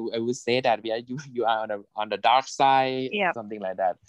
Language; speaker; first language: English; non-native, fluent; Thai